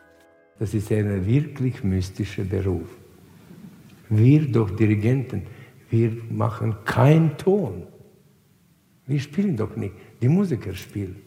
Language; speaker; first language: German; non-native, fluent; Latvian